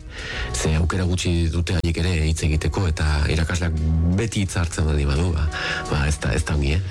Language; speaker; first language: Basque; native; Basque